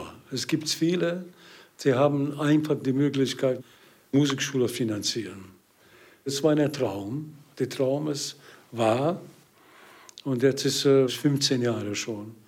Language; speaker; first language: German; non-native, learner; Hungarian